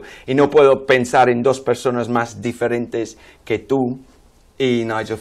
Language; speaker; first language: Spanish; non-native, fluent; English